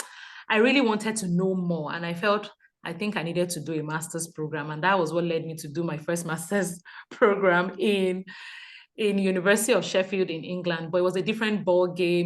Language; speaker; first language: English; non-native, local second language; Yoruba